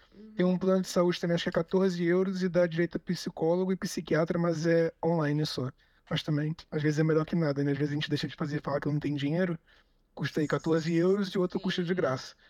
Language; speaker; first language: Portuguese; native; Portuguese